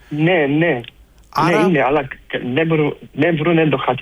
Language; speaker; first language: Greek; early bilingual, heritage; English